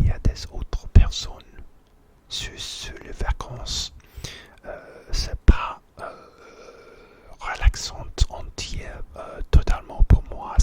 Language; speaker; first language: French; non-native, learner; English